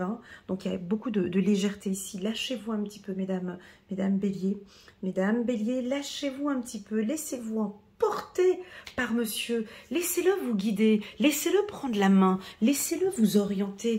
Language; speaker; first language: French; native; French